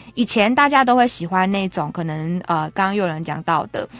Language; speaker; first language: Chinese; native; Chinese